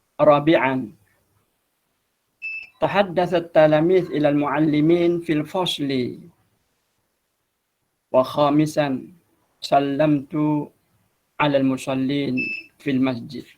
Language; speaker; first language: Arabic; non-native, fluent; Malay